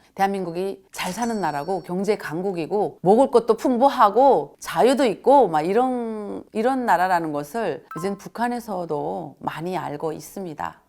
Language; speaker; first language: Korean; native; Korean